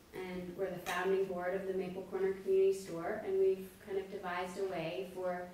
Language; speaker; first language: English; native; English